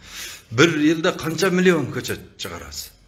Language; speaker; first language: Turkish; non-native, learner; Kyrgyz